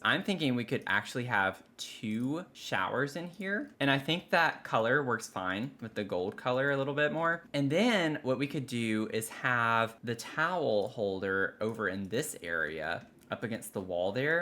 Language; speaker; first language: English; native; English